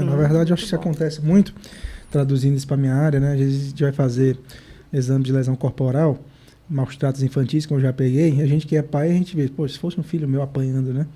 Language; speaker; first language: Portuguese; native; Portuguese